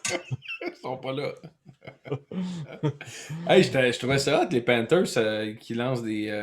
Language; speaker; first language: French; native; French